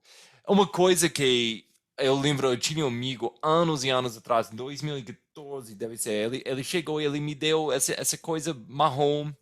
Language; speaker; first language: Portuguese; non-native, fluent; English